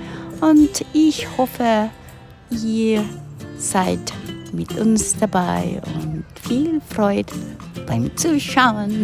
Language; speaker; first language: German; non-native, fluent; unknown